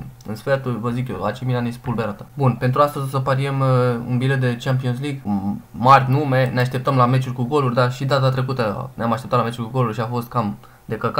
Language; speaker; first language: Romanian; native; Romanian